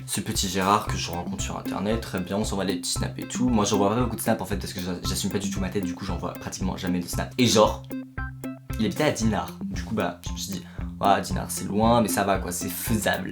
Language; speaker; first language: French; native; French